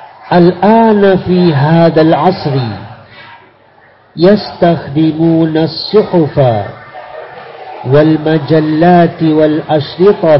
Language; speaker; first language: Arabic; non-native, fluent; Indonesian